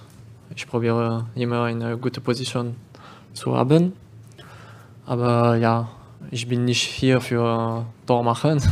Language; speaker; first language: German; non-native, learner; French